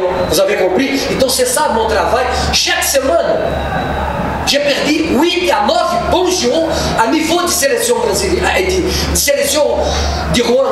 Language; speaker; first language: French; non-native, fluent; Portuguese